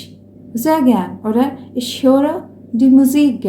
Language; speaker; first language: German; non-native, fluent; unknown